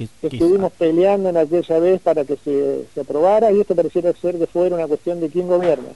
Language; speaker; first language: Spanish; native; Spanish